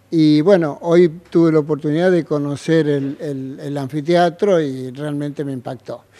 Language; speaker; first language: Spanish; native; Spanish